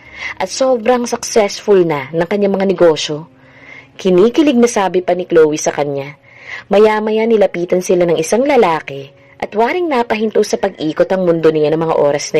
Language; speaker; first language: Filipino; native; Filipino